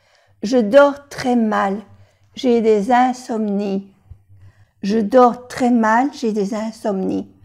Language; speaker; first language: French; non-native, fluent; Spanish